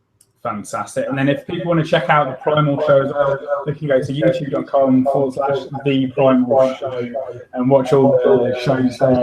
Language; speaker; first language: English; native; English